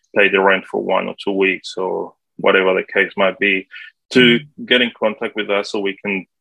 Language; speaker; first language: English; non-native, fluent; Spanish